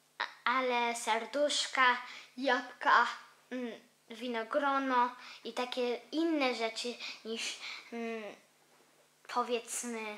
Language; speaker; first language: Polish; early bilingual, heritage; Polish